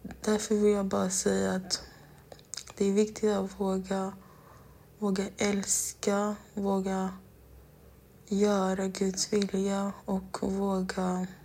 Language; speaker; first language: Swedish; non-native, local second language; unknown